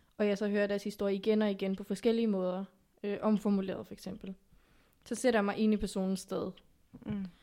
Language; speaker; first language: Danish; early bilingual, other home language; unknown